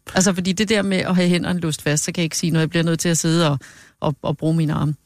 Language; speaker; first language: Danish; native; Danish